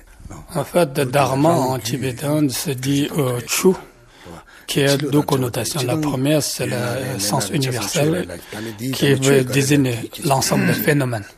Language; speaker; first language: French; non-native, fluent; Tibetan